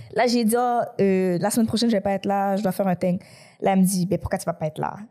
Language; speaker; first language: French; native; French